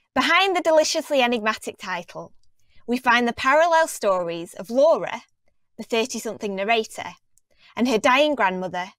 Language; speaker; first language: English; native; English